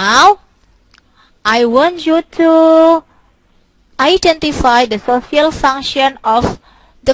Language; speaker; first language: English; non-native, local second language; Indonesian